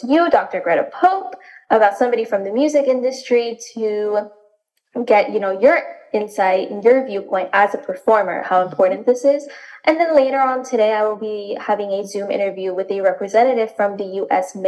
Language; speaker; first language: English; native; English